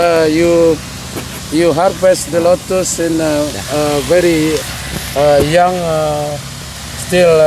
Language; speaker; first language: English; non-native, fluent; Indonesian